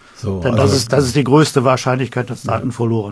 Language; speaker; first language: German; native; German